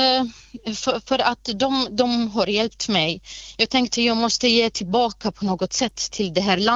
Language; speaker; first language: Swedish; non-native, fluent; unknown